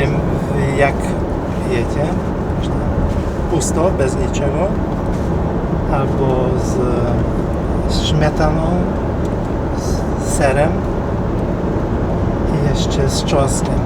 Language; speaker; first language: Polish; non-native, learner; Hungarian